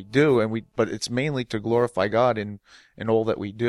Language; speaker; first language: English; native; English